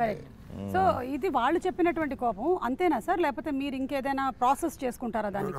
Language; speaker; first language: Telugu; native; Telugu